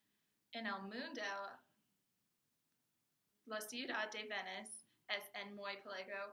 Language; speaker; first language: Spanish; non-native, learner; English